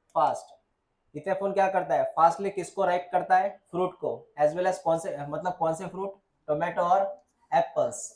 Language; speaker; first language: Hindi; non-native, local second language; Marathi